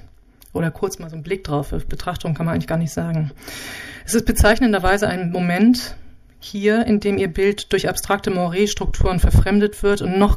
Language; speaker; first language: German; native; German